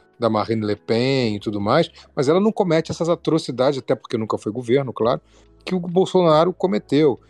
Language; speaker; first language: Portuguese; native; Portuguese